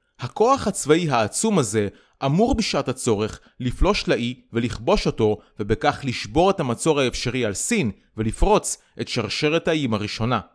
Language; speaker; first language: Hebrew; native; Hebrew